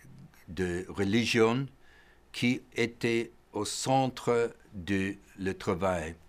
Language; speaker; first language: French; non-native, fluent; English